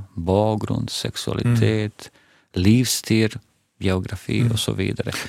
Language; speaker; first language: Swedish; non-native, fluent; Bosnian